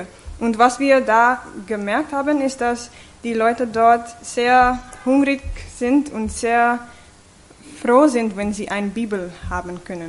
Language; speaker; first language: German; non-native, fluent; English